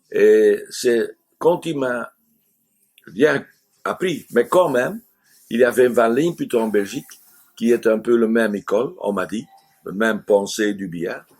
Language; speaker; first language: French; non-native, fluent; Dutch